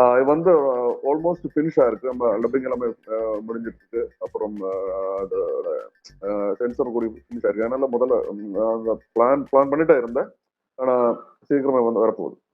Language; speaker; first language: Tamil; non-native, learner; Malayalam